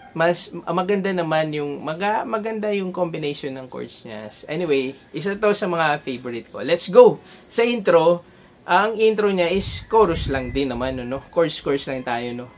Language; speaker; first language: Filipino; non-native, local second language; Bikol